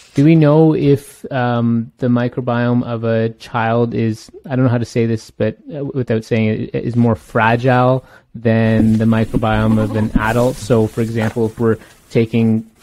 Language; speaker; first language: English; native; English